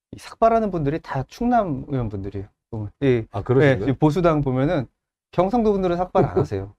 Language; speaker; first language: Korean; native; Korean